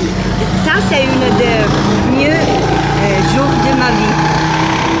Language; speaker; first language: French; non-native, learner; Spanish